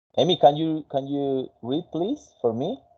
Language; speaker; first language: English; non-native, fluent; Spanish